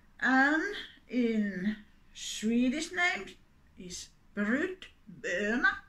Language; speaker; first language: English; non-native, learner; Finnish